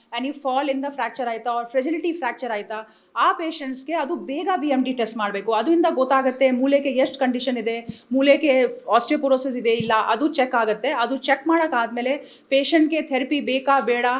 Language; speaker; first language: Kannada; non-native, learner; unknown